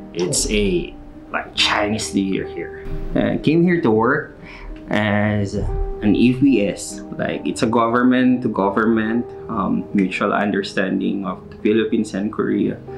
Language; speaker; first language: English; non-native, local second language; Filipino